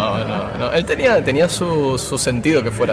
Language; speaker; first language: Spanish; native; Spanish